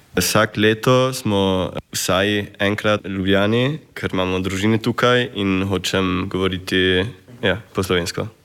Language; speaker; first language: Slovenian; early bilingual, heritage; Slovenian